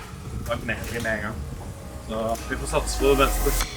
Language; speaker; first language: Norwegian; native; Norwegian